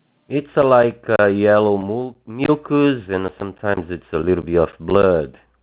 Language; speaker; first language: English; non-native, fluent; Portuguese